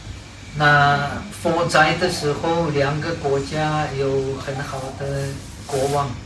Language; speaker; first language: Chinese; non-native, fluent; Czech